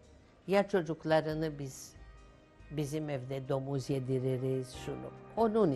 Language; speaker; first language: Turkish; non-native, local second language; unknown